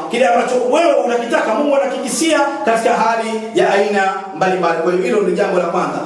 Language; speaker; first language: Swahili; native; Swahili